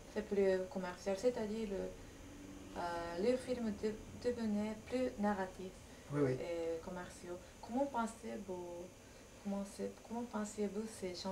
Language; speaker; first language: French; non-native, learner; Japanese